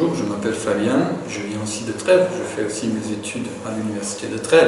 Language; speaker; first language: French; non-native, fluent; German